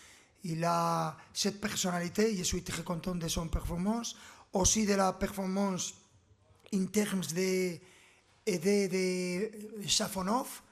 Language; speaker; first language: French; non-native, learner; Spanish